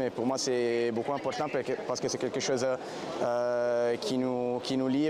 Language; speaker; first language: French; non-native, fluent; Italian